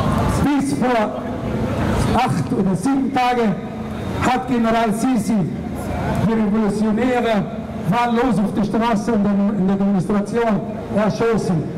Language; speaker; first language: German; non-native, learner; Arabic